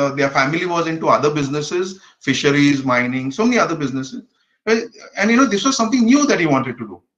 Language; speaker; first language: English; non-native, local second language; Konkani